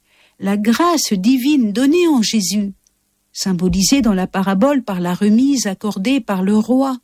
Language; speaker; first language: French; native; French